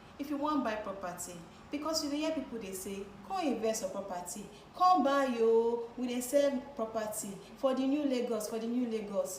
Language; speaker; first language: Nigerian Pidgin; non-native, local second language; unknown